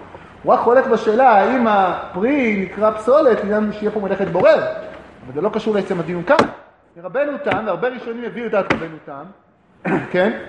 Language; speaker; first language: Hebrew; native; Hebrew